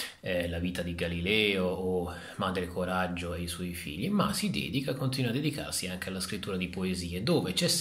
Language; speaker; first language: Italian; native; Italian